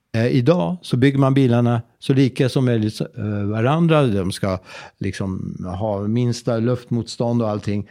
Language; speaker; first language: Swedish; native; Swedish